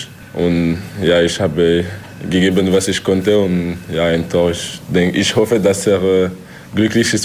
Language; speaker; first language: German; non-native, local second language; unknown